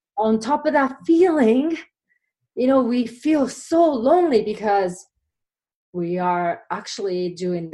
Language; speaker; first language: English; non-native, fluent; Japanese